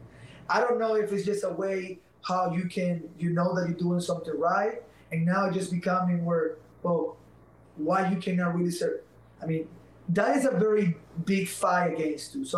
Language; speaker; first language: English; non-native, fluent; Spanish